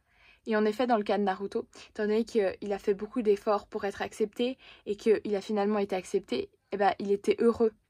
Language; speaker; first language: French; native; French